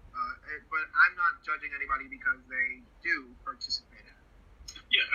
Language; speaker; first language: English; non-native, fluent; Spanish